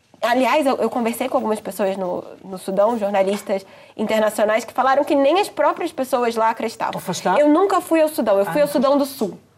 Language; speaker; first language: Portuguese; native; Portuguese